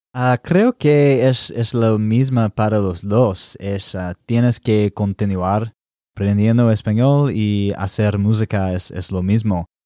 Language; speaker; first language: Spanish; non-native, learner; English